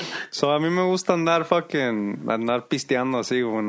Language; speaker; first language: Spanish; early bilingual, heritage; Spanish